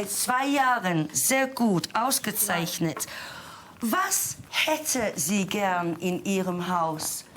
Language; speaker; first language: German; non-native, fluent; English